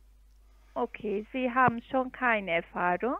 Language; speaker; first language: German; non-native, fluent; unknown